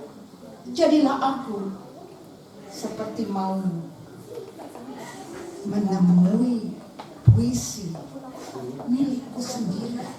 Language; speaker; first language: Indonesian; native; Indonesian